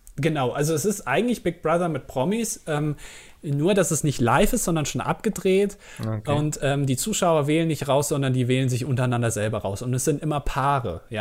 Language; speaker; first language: German; native; German